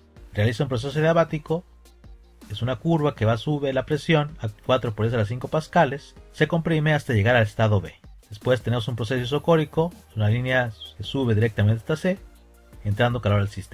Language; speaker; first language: Spanish; native; Spanish